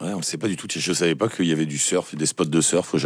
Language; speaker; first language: French; native; French